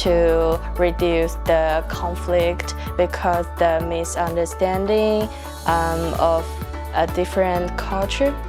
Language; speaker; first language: English; non-native, fluent; Chinese